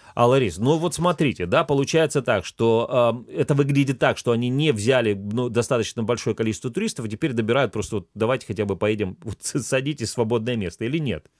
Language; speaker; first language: Russian; native; Russian